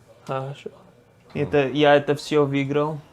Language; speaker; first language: Russian; early bilingual, heritage; English